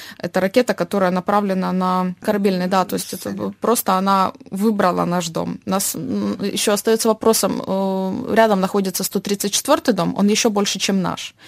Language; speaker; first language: Russian; native; Russian